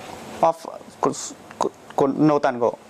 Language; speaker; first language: Japanese; non-native, learner; Vietnamese